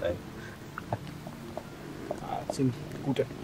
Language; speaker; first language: German; non-native, learner; Dutch